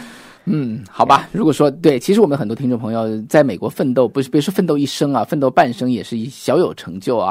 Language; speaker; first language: Chinese; native; Chinese